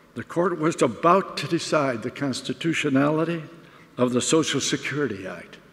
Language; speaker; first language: English; native; English